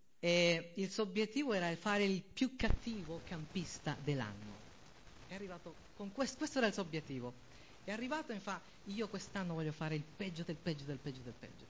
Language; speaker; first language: Italian; non-native, fluent; Spanish